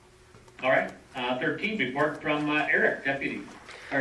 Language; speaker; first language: English; native; English